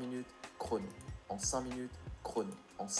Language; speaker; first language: French; native; French